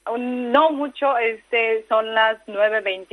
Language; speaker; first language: Spanish; non-native, fluent; Korean